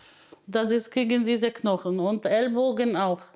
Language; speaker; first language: German; non-native, learner; Polish